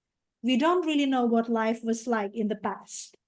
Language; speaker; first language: English; non-native, fluent; Indonesian